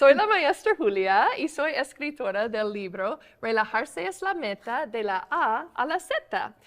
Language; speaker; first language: Spanish; non-native, fluent; English